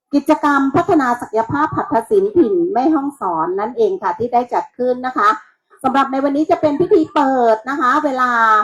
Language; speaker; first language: Thai; non-native, local second language; Shan